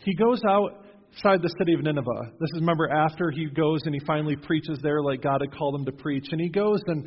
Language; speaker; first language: English; native; English